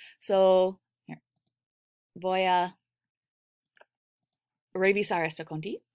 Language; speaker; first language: Spanish; non-native, learner; English